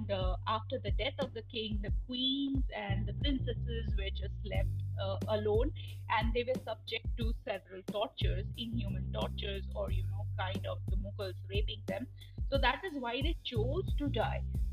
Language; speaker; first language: English; non-native, local second language; Bangla